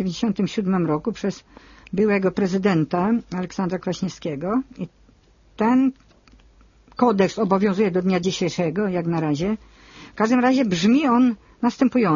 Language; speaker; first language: Polish; native; Polish